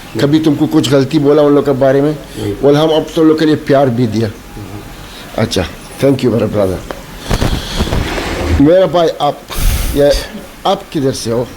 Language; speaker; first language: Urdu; non-native, learner; Arabic